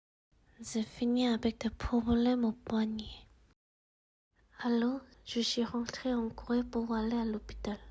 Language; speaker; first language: French; non-native, fluent; Korean